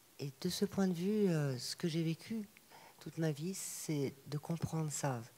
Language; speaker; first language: French; native; French